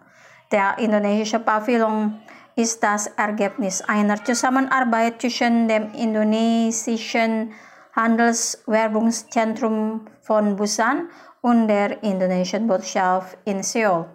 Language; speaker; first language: German; non-native, fluent; Indonesian